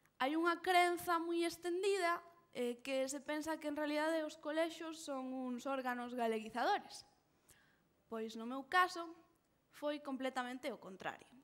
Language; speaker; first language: Galician; non-native, local second language; Spanish